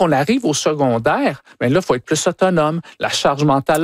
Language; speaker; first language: French; native; French